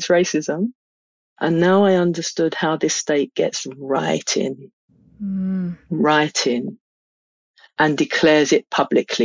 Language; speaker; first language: English; native; English